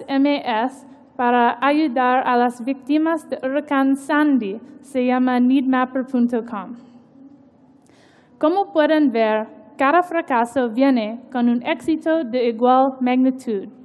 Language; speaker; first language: Spanish; non-native, learner; English